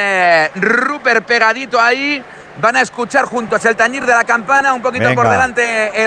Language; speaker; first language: Spanish; native; Spanish